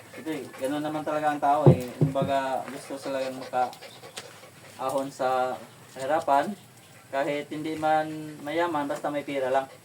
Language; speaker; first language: Filipino; non-native, local second language; Cebuano